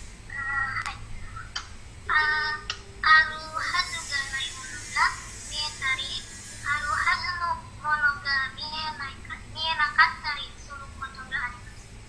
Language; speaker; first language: Japanese; non-native, learner; Indonesian